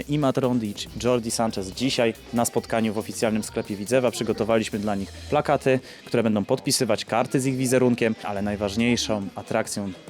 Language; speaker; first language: Polish; native; Polish